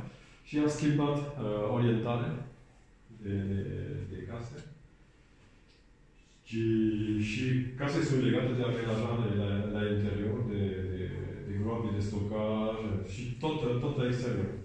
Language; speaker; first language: Romanian; non-native, learner; French